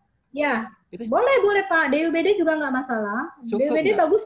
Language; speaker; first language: Indonesian; native; Indonesian